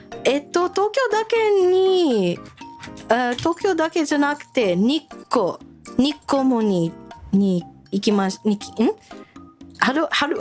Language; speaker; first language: Japanese; non-native, learner; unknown